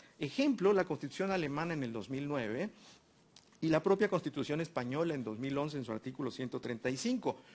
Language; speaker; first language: Spanish; native; Spanish